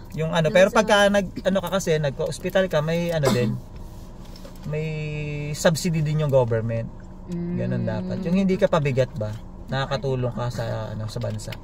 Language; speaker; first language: Filipino; native; Filipino